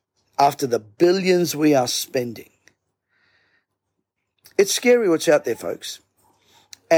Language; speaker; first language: English; native; English